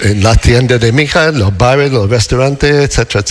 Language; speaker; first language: Spanish; non-native, learner; English